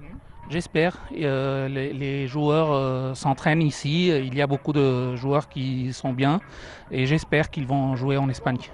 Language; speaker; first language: French; non-native, fluent; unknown